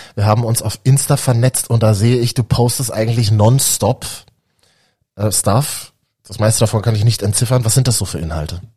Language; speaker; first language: German; native; German